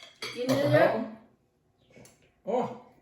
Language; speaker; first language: Dutch; non-native, learner; Thai